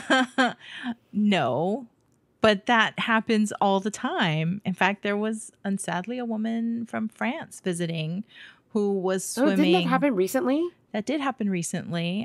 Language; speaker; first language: English; native; English